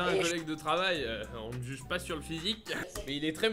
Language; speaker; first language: French; native; French